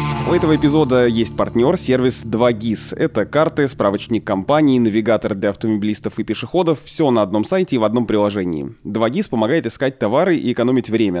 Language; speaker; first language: Russian; native; Russian